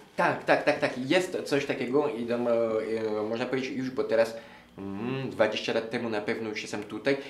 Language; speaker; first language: Polish; non-native, learner; French